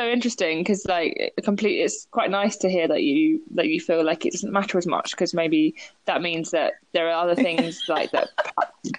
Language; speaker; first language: English; native; English